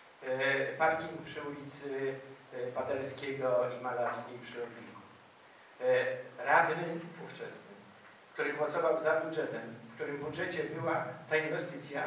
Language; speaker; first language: Polish; native; Polish